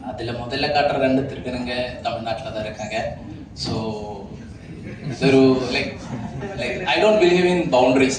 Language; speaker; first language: Tamil; non-native, fluent; Malayalam